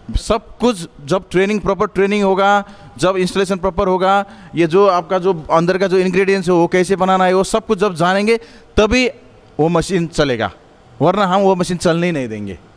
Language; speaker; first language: Hindi; non-native, fluent; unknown